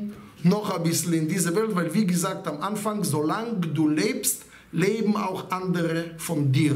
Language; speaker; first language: German; non-native, fluent; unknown